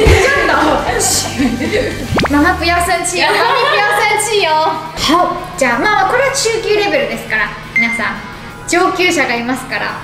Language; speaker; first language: Japanese; native; Japanese